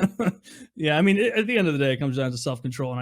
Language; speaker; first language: English; native; English